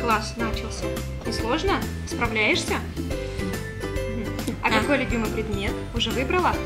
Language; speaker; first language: Russian; native; Russian